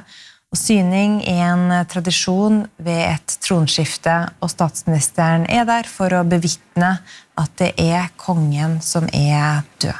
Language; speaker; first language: Norwegian; native; Norwegian